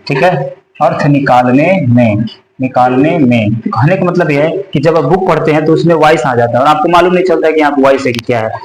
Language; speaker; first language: Hindi; native; Hindi